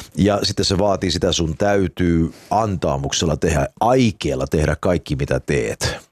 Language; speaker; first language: Finnish; early bilingual, heritage; Finnish